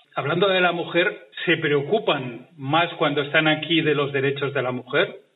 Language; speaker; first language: Spanish; native; Spanish